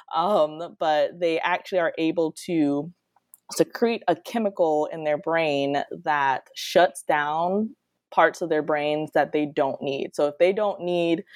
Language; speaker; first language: English; native; English